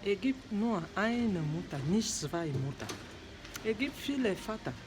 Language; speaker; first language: German; non-native, learner; French